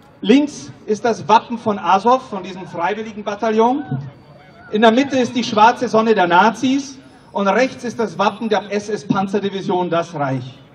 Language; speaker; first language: German; non-native, fluent; Czech